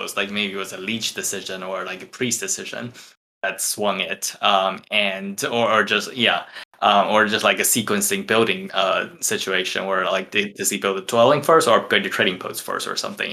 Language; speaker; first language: English; non-native, fluent; Chinese